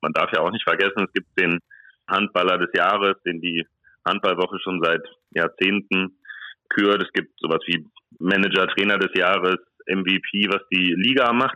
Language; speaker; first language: German; native; German